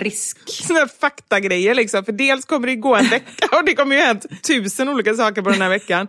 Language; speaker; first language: Swedish; native; Swedish